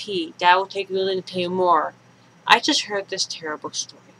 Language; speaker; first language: English; native; English